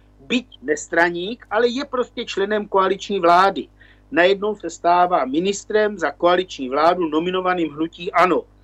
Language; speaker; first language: Czech; native; Czech